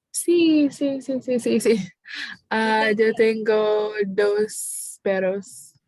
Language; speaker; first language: Spanish; non-native, learner; English